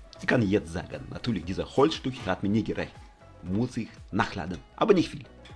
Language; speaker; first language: German; non-native, learner; Russian